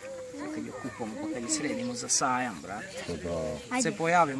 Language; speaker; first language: Serbian; native; Serbian